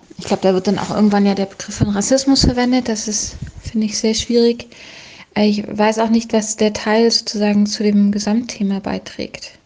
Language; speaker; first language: German; native; German